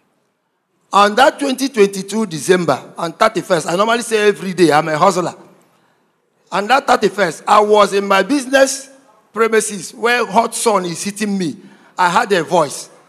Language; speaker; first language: English; non-native, local second language; Igbo